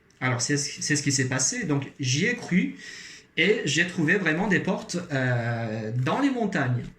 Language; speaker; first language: French; non-native, fluent; Azerbaijani